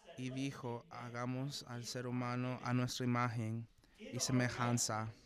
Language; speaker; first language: Spanish; non-native, fluent; English